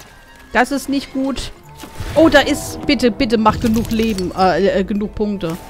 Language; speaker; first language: German; native; German